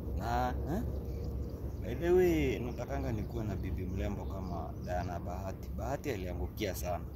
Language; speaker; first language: Swahili; native; Swahili